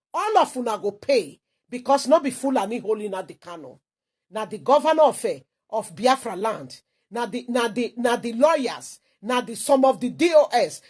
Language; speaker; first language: Nigerian Pidgin; non-native, local second language; Igbo